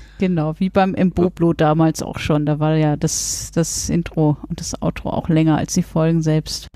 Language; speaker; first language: German; native; German